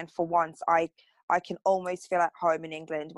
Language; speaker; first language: English; native; English